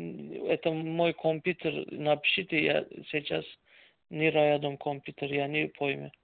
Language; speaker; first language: Russian; non-native, learner; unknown